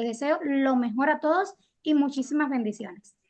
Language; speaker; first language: Spanish; native; Spanish